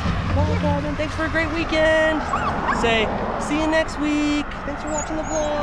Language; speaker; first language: English; native; English